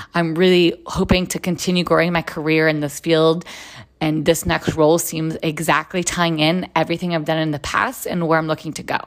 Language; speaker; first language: English; non-native, fluent; Hebrew